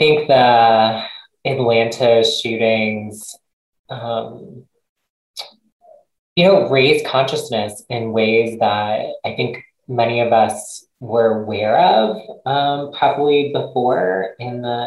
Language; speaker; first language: English; native; English